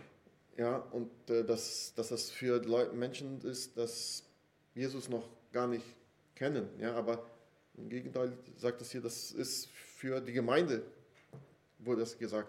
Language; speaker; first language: German; non-native, fluent; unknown